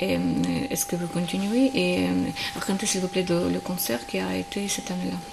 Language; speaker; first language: French; non-native, learner; Ukrainian